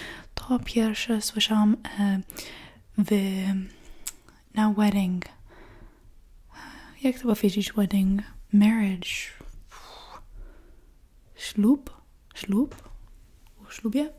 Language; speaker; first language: Polish; early bilingual, heritage; English